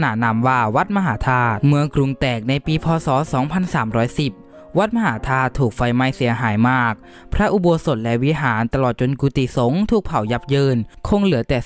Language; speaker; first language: Thai; native; Thai